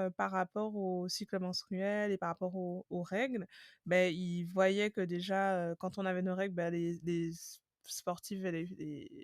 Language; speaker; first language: French; native; French